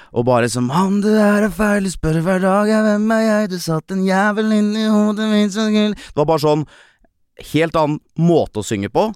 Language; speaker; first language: Norwegian; native; Norwegian